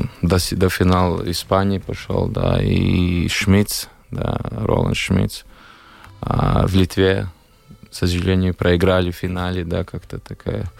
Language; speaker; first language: Russian; non-native, local second language; Latvian